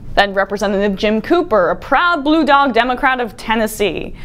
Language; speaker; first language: English; native; English